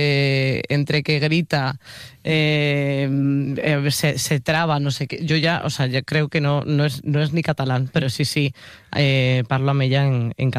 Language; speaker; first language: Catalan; non-native, learner; Spanish